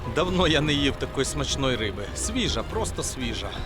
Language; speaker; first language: Ukrainian; non-native, local second language; Russian